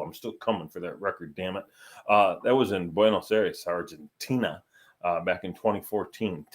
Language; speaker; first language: English; native; English